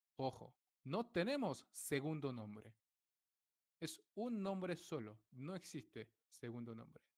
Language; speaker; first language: Spanish; non-native, fluent; Korean